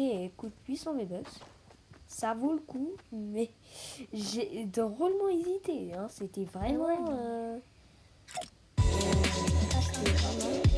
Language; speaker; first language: French; native; French